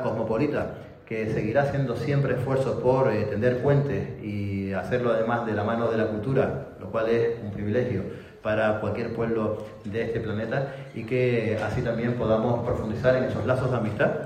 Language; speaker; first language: Spanish; native; Spanish